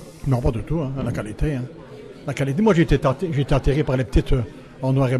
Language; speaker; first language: French; native; French